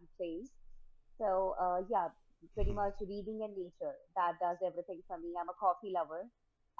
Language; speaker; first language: English; non-native, local second language; Hindi